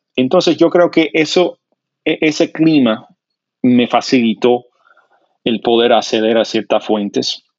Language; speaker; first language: Spanish; non-native, fluent; English